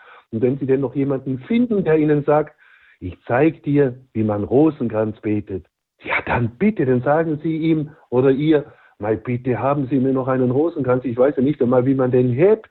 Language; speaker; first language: German; native; German